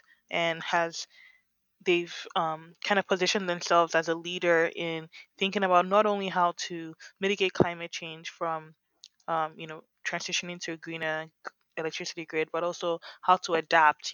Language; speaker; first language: English; non-native, local second language; Yoruba